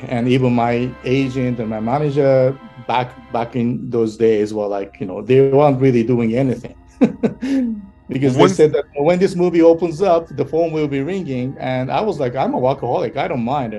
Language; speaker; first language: English; non-native, fluent; Japanese